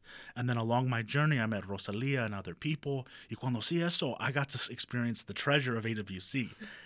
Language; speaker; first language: English; early bilingual, other home language; Spanish